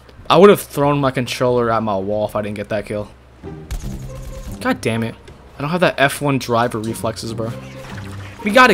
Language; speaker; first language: English; native; English